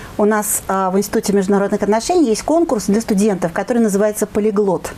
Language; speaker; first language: Russian; native; Russian